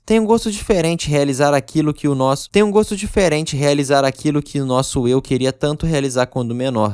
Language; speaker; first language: Portuguese; native; Portuguese